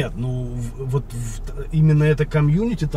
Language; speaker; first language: Russian; native; Russian